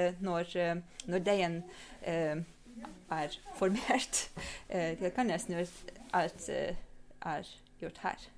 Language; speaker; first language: Norwegian; non-native, fluent; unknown